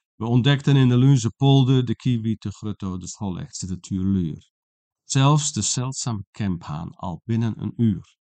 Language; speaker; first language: Dutch; non-native, local second language; Western Frisian